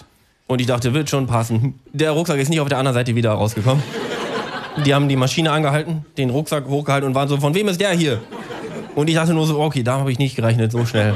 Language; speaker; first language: German; native; German